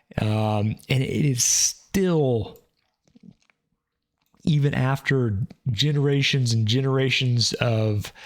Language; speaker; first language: English; native; English